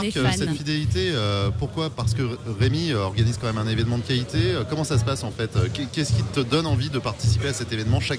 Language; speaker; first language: French; native; French